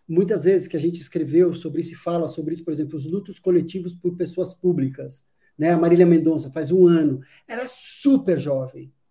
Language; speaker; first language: Portuguese; native; Portuguese